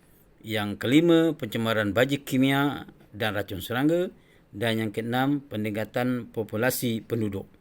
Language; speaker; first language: Malay; native; Malay